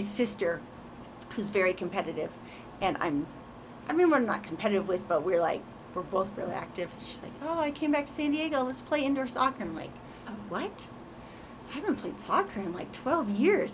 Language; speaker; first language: English; native; English